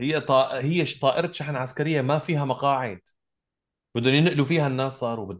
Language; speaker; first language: Arabic; native; Arabic